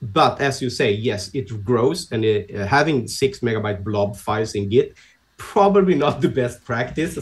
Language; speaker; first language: English; non-native, fluent; Swedish